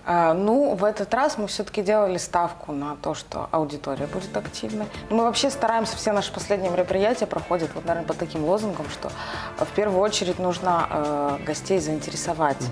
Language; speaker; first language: Russian; native; Russian